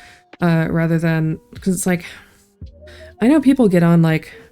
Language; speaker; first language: English; native; English